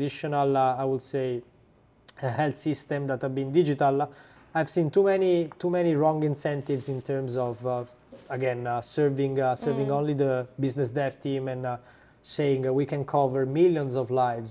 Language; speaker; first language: English; non-native, fluent; Italian